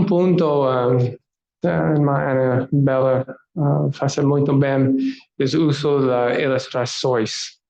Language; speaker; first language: Portuguese; non-native, learner; English